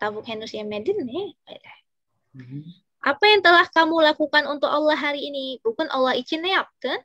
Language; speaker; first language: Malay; non-native, fluent; Indonesian